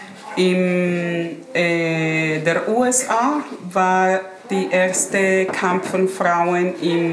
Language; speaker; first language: German; non-native, learner; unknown